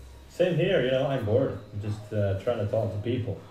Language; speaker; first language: English; non-native, fluent; Indonesian